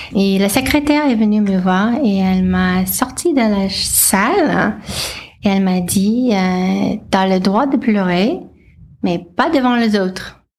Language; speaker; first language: French; non-native, fluent; English